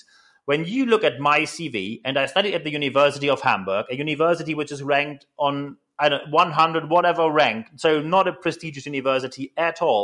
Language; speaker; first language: English; non-native, fluent; German